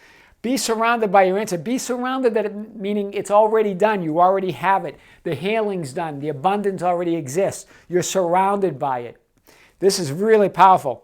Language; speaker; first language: English; native; English